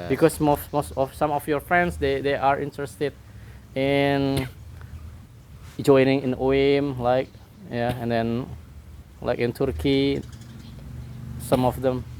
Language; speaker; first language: English; non-native, learner; Indonesian